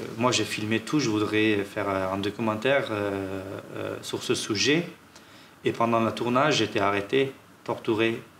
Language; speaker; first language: French; non-native, fluent; Kurdish